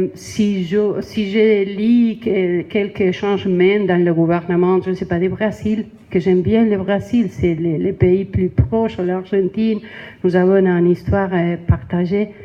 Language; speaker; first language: French; non-native, learner; Spanish